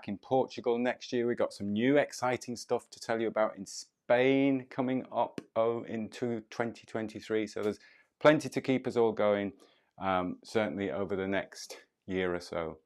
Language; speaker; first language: English; native; English